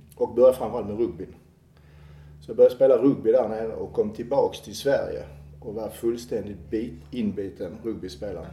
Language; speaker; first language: Swedish; native; Swedish